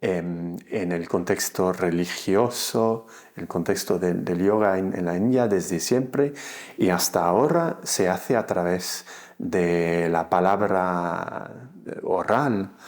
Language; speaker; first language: Spanish; non-native, fluent; English